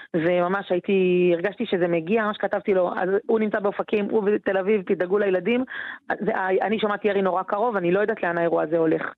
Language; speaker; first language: Hebrew; native; Hebrew